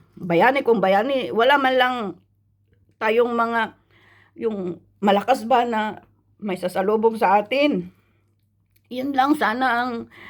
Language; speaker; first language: Filipino; non-native, local second language; Iloko